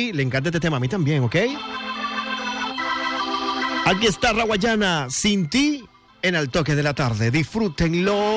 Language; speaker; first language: Spanish; native; Spanish